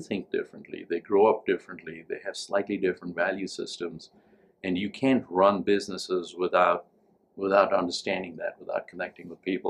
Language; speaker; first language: English; non-native, local second language; Hindi